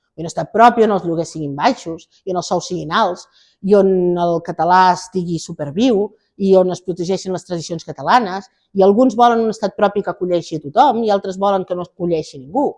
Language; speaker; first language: Catalan; native; Catalan